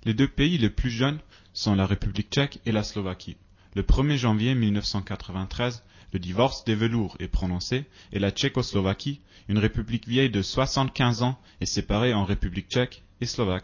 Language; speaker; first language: French; native; French